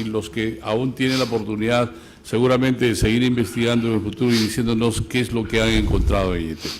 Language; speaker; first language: Spanish; native; Spanish